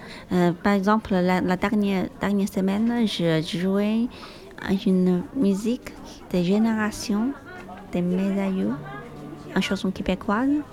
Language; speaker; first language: French; non-native, learner; Chinese